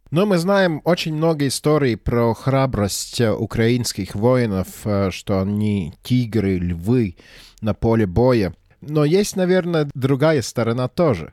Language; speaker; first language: Russian; non-native, local second language; Latvian